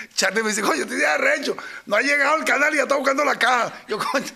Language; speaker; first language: Spanish; native; Spanish